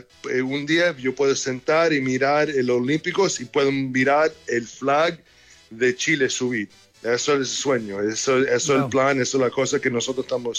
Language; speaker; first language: Spanish; early bilingual, heritage; English